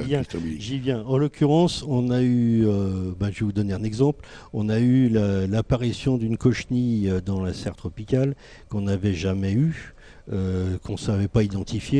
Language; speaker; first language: French; native; French